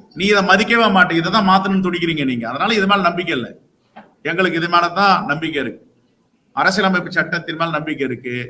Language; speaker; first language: Tamil; native; Tamil